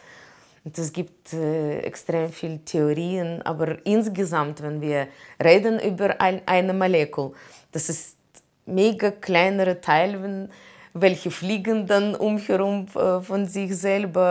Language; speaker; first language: German; non-native, learner; Russian